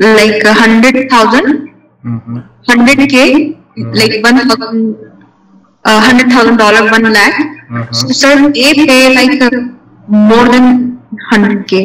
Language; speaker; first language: English; non-native, local second language; Urdu